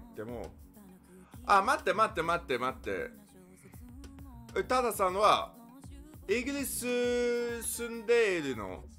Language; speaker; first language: Japanese; non-native, learner; English